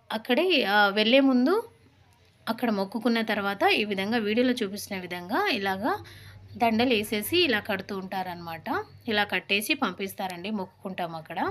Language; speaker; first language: Telugu; non-native, local second language; Lambadi